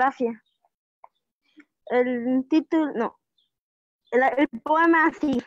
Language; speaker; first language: Spanish; native; Spanish